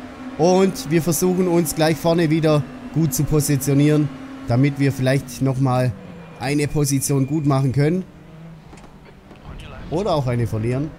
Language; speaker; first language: German; native; German